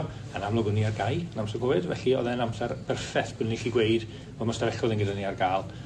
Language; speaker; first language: Welsh; native; Welsh